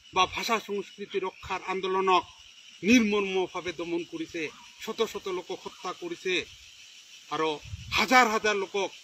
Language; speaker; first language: Bangla; non-native, local second language; Rangpuri